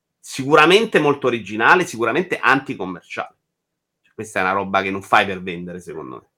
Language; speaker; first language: Italian; native; Italian